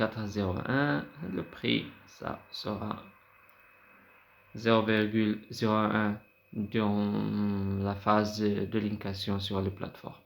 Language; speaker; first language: French; non-native, fluent; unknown